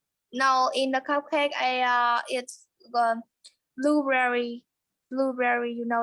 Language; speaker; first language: English; non-native, learner; Vietnamese